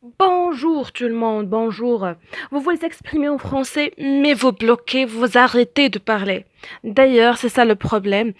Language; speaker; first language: French; non-native, local second language; Arabic